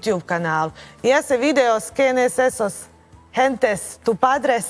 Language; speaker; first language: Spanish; non-native, learner; Croatian